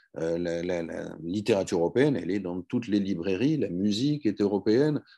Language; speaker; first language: French; native; French